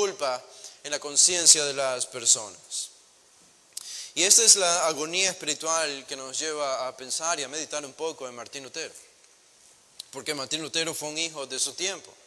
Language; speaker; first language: Spanish; native; Spanish